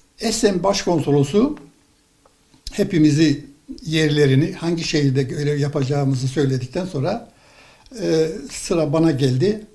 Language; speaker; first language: Turkish; native; Turkish